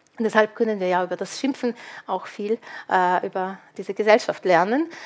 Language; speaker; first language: German; non-native, fluent; Ukrainian